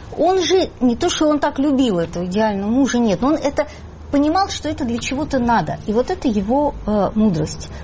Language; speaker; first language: Russian; native; Russian